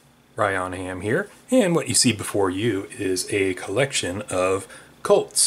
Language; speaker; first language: English; native; English